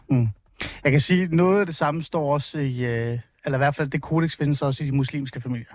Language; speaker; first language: Danish; early bilingual, other home language; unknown